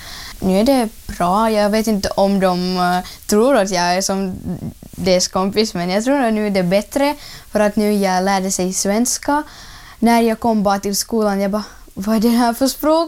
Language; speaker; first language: Swedish; non-native, learner; Russian